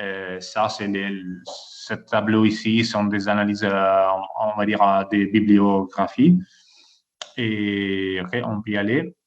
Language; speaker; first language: French; non-native, fluent; Italian